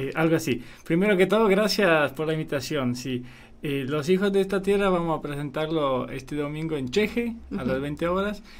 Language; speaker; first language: Spanish; non-native, fluent; Polish